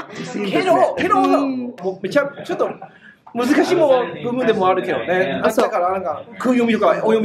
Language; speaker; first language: Japanese; non-native, learner; Chinese